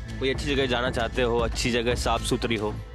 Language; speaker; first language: Hindi; native; Hindi